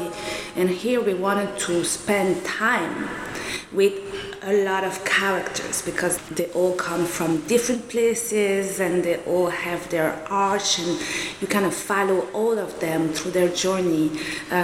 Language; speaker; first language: English; non-native, local second language; Kinyarwanda